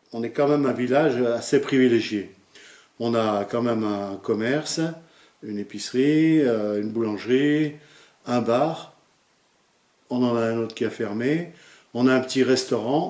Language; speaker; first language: French; native; French